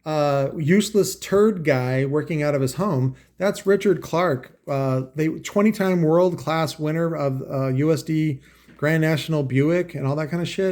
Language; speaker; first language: English; native; English